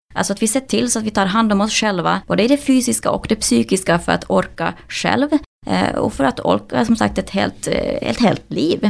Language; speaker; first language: Swedish; native; Swedish